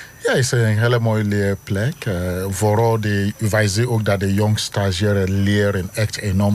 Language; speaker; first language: Dutch; non-native, learner; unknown